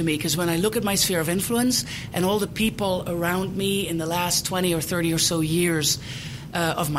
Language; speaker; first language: English; non-native, fluent; Dutch